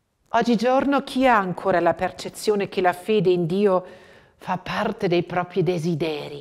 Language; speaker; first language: Italian; non-native, fluent; German